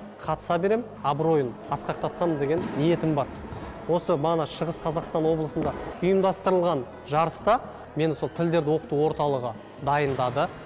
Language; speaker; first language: Kazakh; non-native, local second language; Russian